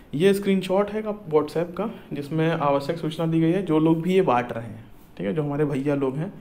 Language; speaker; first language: Hindi; native; Hindi